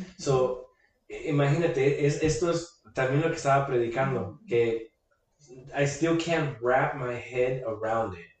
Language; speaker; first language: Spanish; early bilingual, heritage; Spanish